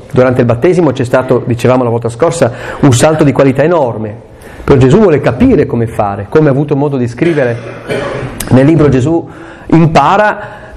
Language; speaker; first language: Italian; non-native, local second language; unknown